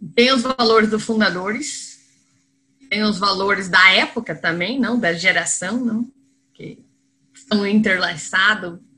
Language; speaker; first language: Portuguese; non-native, fluent; English